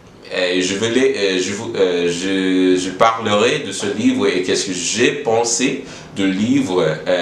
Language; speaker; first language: French; non-native, learner; English